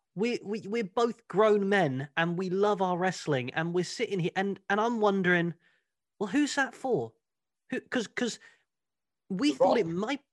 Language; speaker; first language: English; native; English